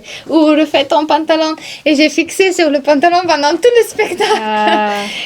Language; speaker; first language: French; non-native, fluent; Bulgarian